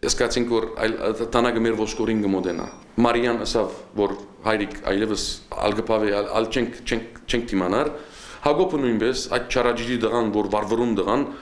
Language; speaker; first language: Armenian; early bilingual, heritage; Armenian